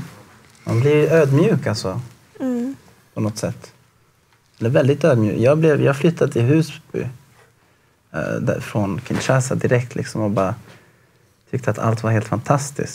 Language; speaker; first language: Swedish; early bilingual, other home language; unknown